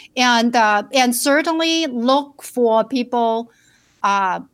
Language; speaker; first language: English; non-native, fluent; Chinese